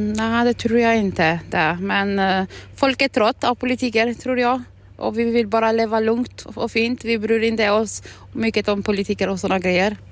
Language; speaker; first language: Swedish; non-native, fluent; Albanian